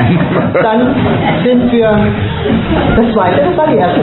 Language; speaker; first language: German; native; German